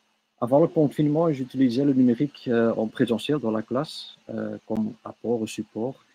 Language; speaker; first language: French; non-native, local second language; Dutch